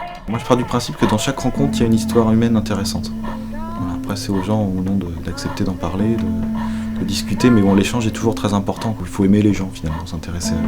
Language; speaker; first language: French; native; French